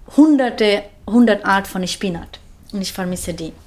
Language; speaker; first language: German; non-native, fluent; Bangla